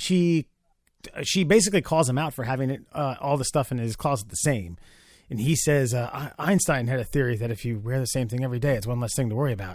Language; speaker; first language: English; native; English